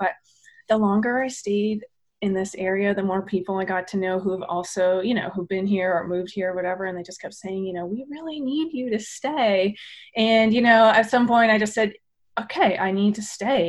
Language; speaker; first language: English; native; English